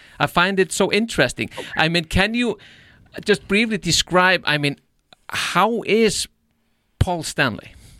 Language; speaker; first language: English; non-native, fluent; Icelandic